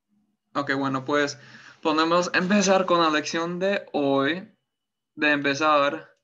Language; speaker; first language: Spanish; non-native, fluent; English